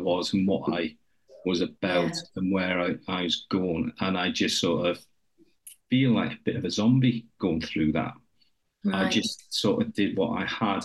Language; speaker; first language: English; native; English